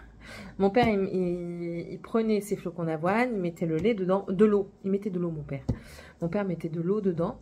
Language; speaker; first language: French; native; French